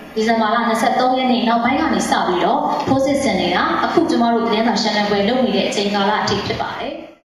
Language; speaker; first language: Burmese; non-native, local second language; Kachin